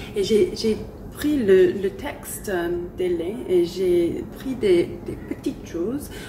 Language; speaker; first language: French; non-native, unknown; English